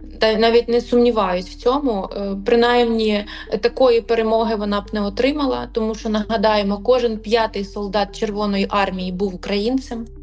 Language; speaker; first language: Ukrainian; native; Ukrainian